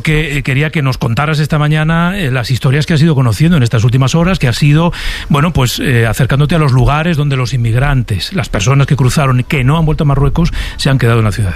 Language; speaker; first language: Spanish; native; Spanish